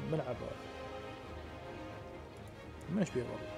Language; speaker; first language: Arabic; native; Arabic